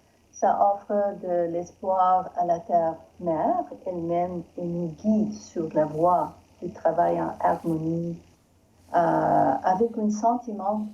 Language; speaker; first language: French; non-native, learner; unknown